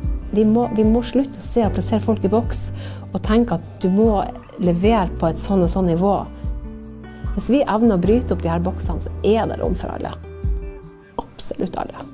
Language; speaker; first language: Norwegian; native; Norwegian